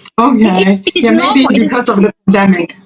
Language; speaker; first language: English; non-native, fluent; Chinese